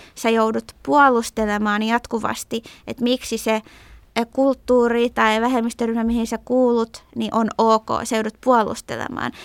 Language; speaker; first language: Finnish; early bilingual, other home language; Persian